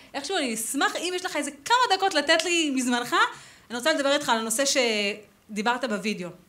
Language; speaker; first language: Hebrew; native; Hebrew